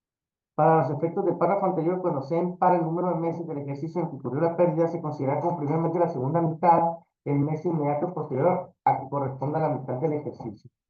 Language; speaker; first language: Spanish; native; Spanish